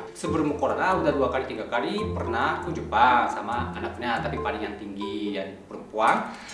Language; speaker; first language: Indonesian; non-native, fluent; Japanese